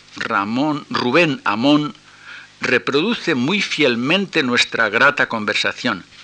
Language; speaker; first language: Spanish; native; Spanish